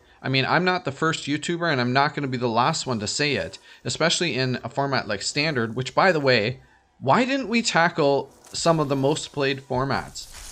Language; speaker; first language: English; native; English